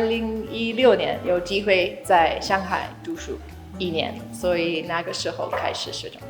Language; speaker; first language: Chinese; non-native, learner; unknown